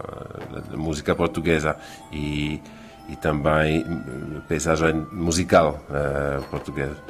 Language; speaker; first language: Portuguese; non-native, fluent; Finnish